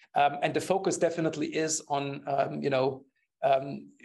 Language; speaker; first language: English; non-native, fluent; German